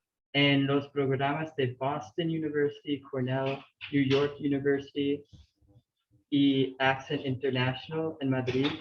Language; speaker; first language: Spanish; non-native, learner; English